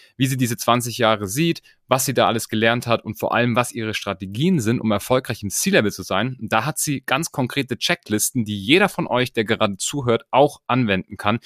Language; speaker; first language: German; native; German